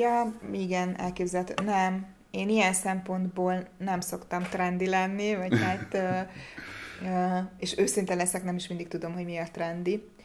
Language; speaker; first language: Hungarian; native; Hungarian